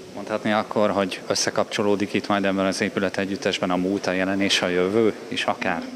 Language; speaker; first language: Hungarian; native; Hungarian